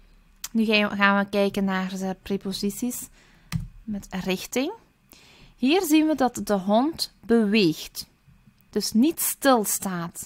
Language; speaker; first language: Dutch; early bilingual, other home language; Turkish